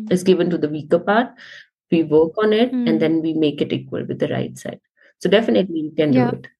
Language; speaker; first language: English; non-native, local second language; Hindi